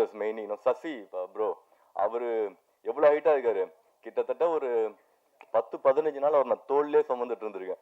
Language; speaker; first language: Tamil; native; Tamil